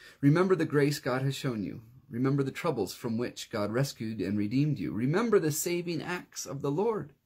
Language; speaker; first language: English; native; English